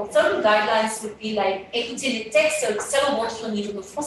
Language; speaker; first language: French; non-native, fluent; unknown